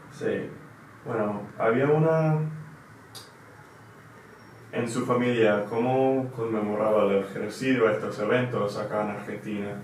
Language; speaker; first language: Spanish; non-native, learner; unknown